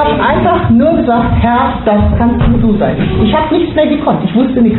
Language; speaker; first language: German; native; German